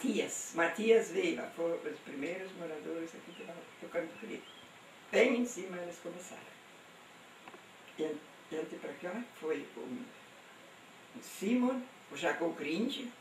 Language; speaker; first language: Portuguese; non-native, local second language; German